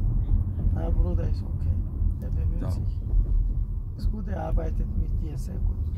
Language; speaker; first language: German; non-native, fluent; Turkish